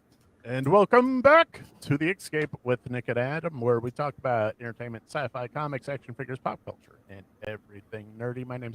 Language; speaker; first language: English; native; English